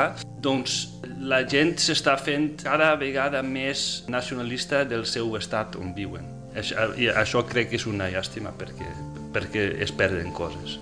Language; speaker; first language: Catalan; non-native, fluent; Dutch